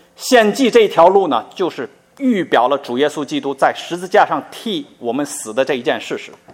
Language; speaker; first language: Chinese; native; Chinese